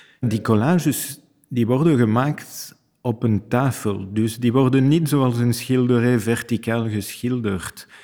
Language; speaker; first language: Dutch; non-native, fluent; French